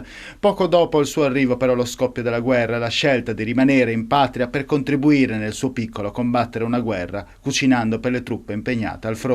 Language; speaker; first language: Italian; native; Italian